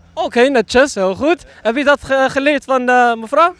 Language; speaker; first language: Dutch; native; Dutch